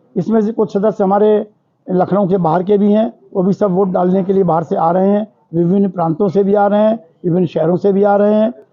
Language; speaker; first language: Hindi; native; Hindi